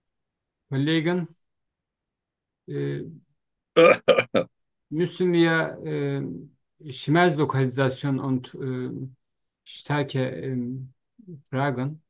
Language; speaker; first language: German; non-native, learner; Turkish